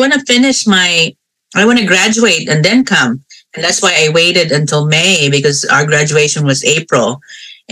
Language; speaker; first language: English; non-native, local second language; Cebuano